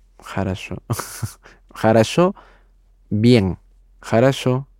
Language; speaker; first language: Russian; non-native, learner; Spanish